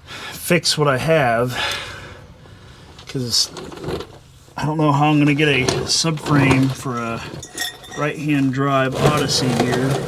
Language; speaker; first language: English; native; English